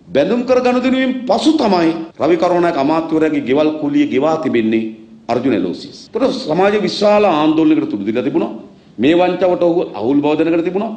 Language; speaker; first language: Sinhala; native; Sinhala